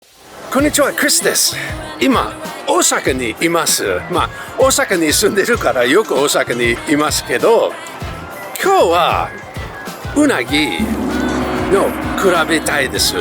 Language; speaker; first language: Japanese; non-native, fluent; English